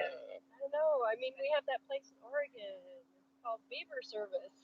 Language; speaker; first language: English; native; English